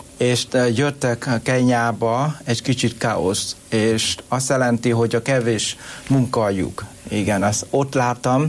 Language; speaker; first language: Hungarian; non-native, learner; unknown